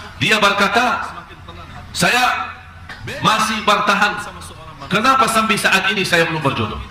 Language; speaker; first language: Malay; non-native, fluent; Arabic